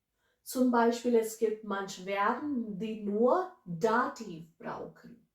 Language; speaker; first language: German; non-native, fluent; English